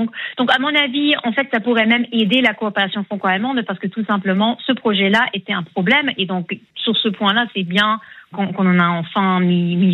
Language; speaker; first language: French; non-native, fluent; German